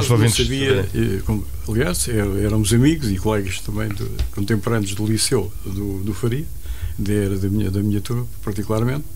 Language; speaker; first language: Portuguese; native; Portuguese